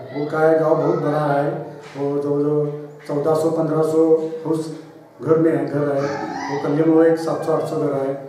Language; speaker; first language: Hindi; non-native, local second language; Marathi